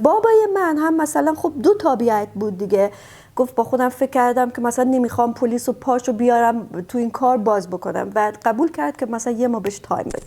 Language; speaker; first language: Persian; early bilingual, heritage; Persian